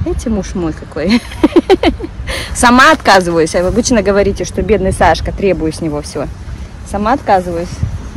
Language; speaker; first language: Russian; native; Russian